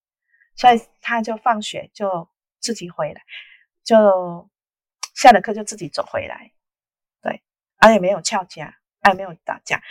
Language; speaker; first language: Chinese; native; Chinese